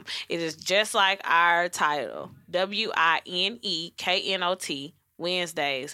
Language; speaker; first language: English; native; English